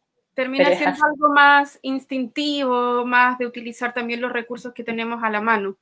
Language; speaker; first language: Spanish; native; Spanish